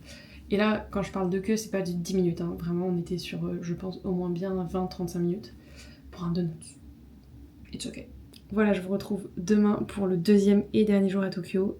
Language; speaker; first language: French; native; French